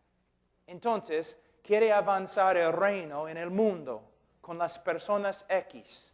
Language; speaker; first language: Spanish; non-native, fluent; English